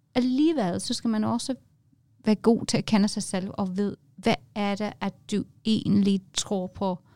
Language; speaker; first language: Danish; non-native, fluent; English